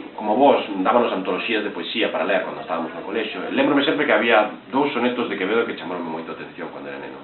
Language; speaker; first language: Galician; non-native, fluent; Spanish